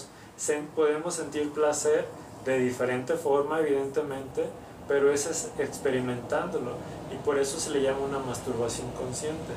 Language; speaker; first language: Spanish; native; Spanish